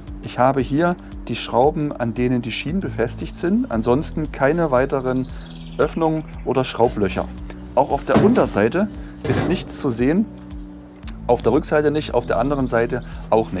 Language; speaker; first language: German; native; German